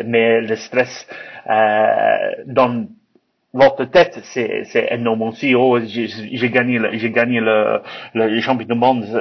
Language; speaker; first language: French; non-native, learner; English